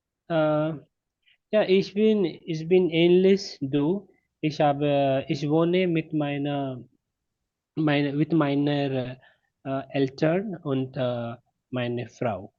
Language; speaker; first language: German; non-native, learner; Hindi